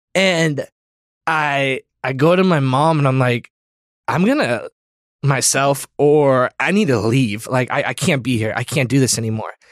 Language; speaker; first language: English; native; English